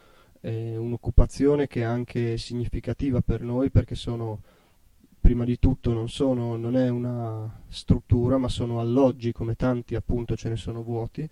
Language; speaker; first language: Italian; native; Italian